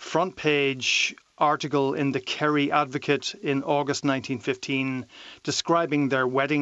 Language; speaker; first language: English; native; English